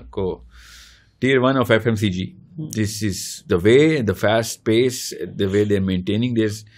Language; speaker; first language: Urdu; native; Urdu